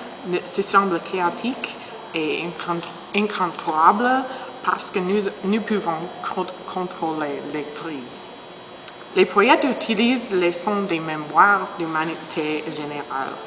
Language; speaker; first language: French; non-native, learner; English